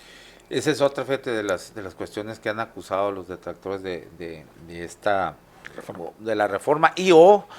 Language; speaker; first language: Spanish; native; Spanish